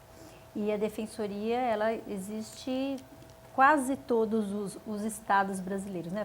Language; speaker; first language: Portuguese; native; Portuguese